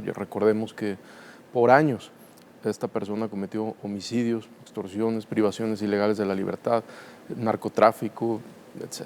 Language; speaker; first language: Spanish; native; Spanish